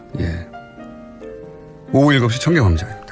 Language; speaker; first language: Korean; native; Korean